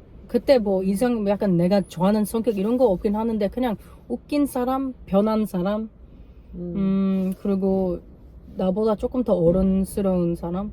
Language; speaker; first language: Korean; non-native, learner; English